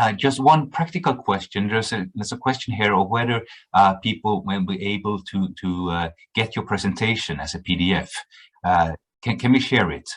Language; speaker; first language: English; non-native, fluent; Norwegian